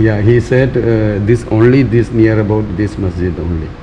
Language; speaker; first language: English; non-native, local second language; Malayalam